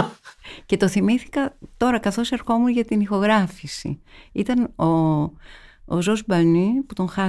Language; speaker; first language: Greek; native; Greek